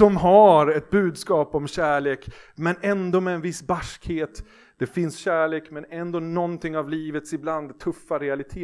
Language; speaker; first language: Swedish; native; Swedish